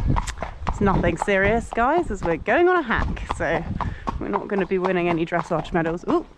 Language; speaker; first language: English; native; English